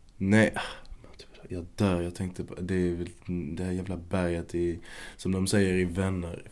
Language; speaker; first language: Swedish; early bilingual, other home language; Arabic